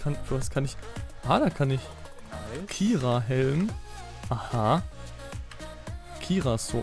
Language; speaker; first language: German; native; German